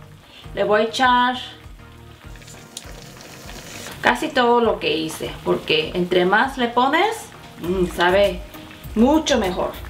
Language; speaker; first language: Spanish; non-native, fluent; Korean